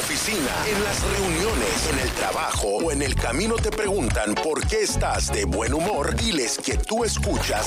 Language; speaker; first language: Spanish; native; Spanish